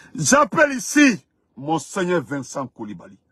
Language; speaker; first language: French; non-native, local second language; Fula